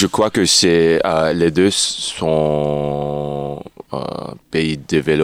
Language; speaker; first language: French; non-native, learner; English